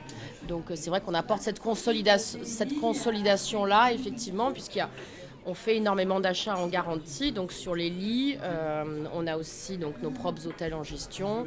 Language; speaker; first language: French; native; French